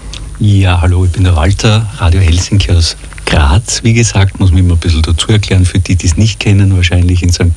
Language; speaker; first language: German; native; German